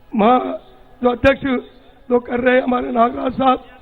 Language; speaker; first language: Hindi; non-native, local second language; Telugu